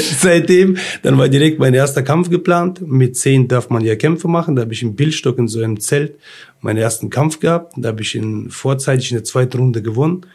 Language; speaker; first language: German; early bilingual, other home language; Russian